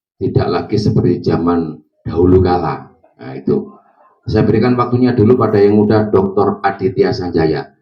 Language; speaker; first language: Indonesian; non-native, local second language; Javanese